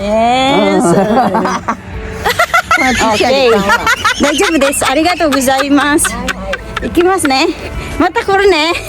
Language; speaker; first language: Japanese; non-native, learner; Filipino